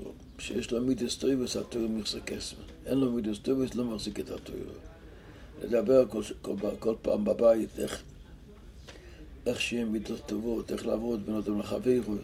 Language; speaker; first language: Hebrew; non-native, local second language; Yiddish